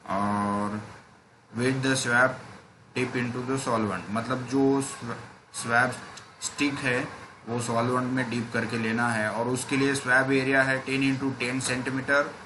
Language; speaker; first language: Hindi; non-native, local second language; Marathi